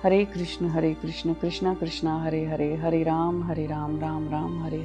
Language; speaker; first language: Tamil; non-native, local second language; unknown